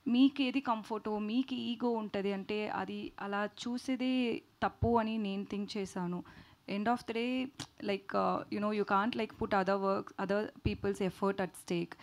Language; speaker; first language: Telugu; non-native, learner; Tamil